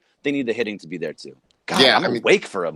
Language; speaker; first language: English; native; English